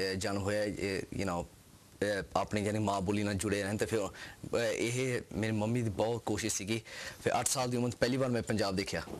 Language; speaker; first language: Punjabi; early bilingual, heritage; Punjabi